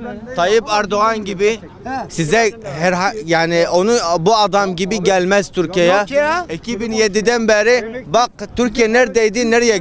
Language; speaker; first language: Turkish; non-native, fluent; Arabic